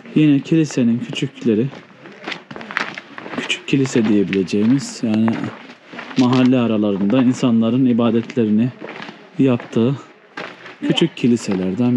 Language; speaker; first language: Turkish; native; Turkish